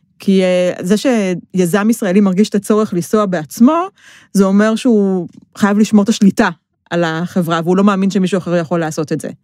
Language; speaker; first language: Hebrew; native; Hebrew